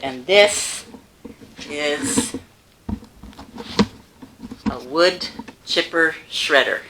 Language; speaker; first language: English; native; English